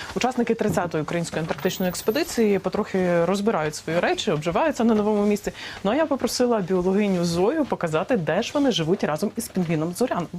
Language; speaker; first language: Ukrainian; native; Ukrainian